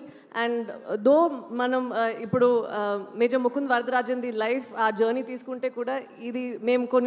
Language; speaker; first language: Telugu; non-native, local second language; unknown